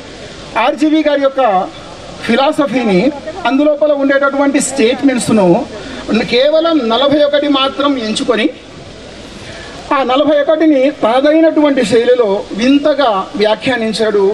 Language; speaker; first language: Telugu; native; Telugu